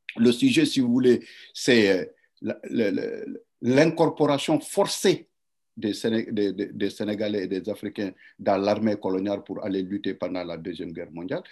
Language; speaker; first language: French; non-native, local second language; Wolof